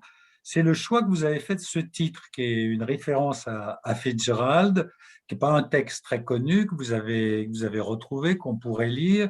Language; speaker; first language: French; native; French